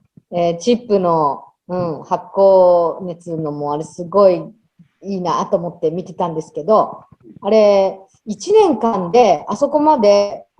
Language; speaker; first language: Japanese; native; Japanese